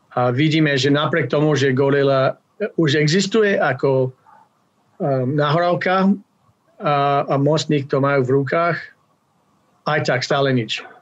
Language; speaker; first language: Slovak; non-native, fluent; English